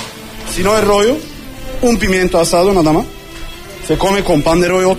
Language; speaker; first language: Spanish; non-native, learner; Turkish